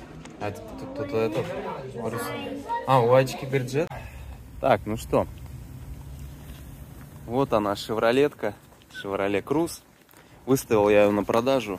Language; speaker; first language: Russian; native; Russian